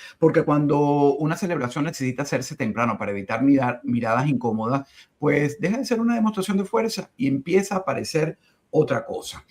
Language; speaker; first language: Spanish; native; Spanish